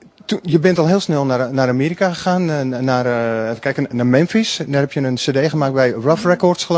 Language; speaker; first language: Dutch; native; Dutch